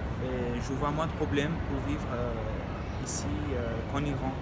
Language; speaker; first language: French; non-native, fluent; Persian